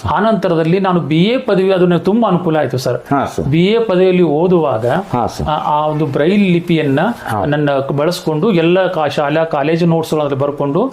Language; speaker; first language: Kannada; native; Kannada